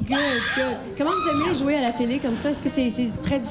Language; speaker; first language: French; native; French